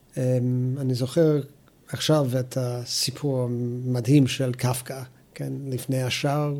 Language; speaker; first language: Hebrew; non-native, fluent; English